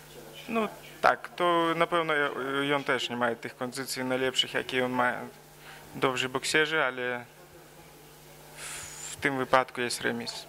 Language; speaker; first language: Polish; non-native, learner; Russian